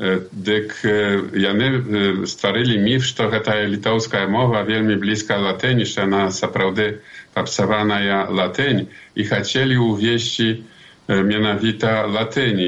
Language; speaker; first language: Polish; non-native, local second language; Belarusian